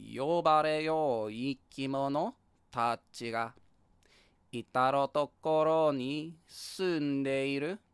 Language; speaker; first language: Japanese; non-native, learner; English